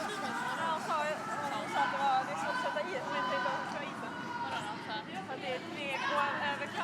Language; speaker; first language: Swedish; native; Swedish